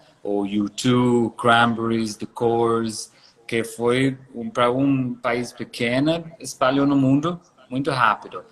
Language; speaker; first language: Portuguese; non-native, fluent; English